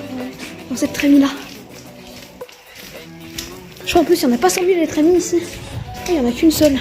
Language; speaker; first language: French; native; French